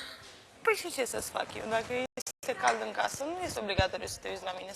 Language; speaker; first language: Romanian; native; Romanian